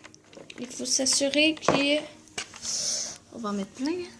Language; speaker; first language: French; native; French